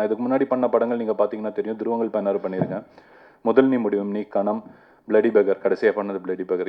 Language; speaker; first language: Tamil; native; Tamil